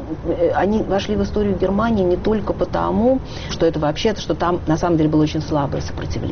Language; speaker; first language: Russian; native; Russian